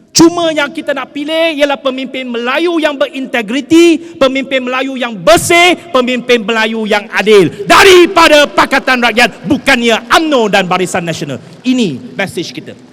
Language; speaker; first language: Malay; non-native, local second language; Chinese